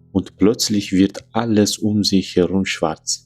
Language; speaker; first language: German; non-native, learner; Uzbek